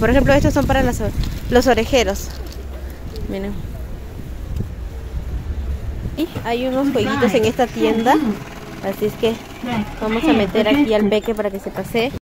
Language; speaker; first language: Spanish; native; Spanish